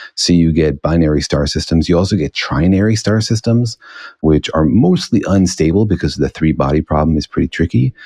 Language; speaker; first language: English; native; English